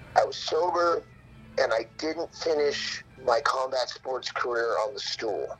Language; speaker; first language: English; native; English